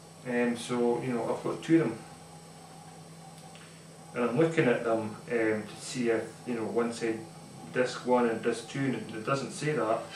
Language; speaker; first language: English; native; English